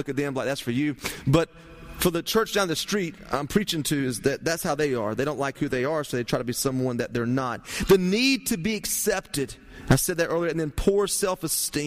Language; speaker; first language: English; native; English